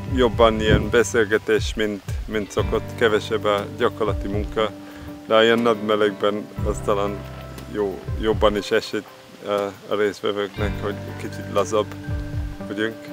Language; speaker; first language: Hungarian; non-native, learner; English